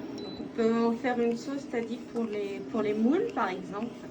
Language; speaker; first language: French; native; French